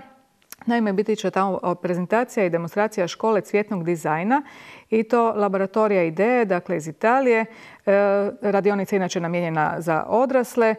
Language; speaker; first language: Croatian; native; Croatian